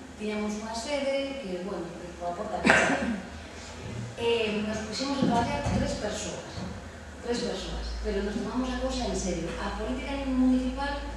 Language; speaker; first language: Galician; native; Galician